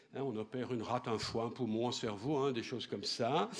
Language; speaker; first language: French; native; French